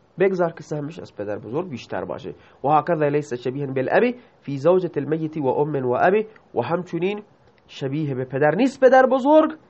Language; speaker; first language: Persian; non-native, local second language; Baluchi